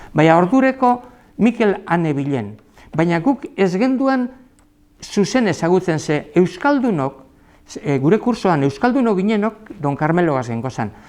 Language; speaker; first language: Basque; native; Basque